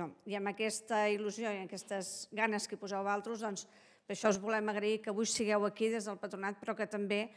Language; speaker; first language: Catalan; native; Catalan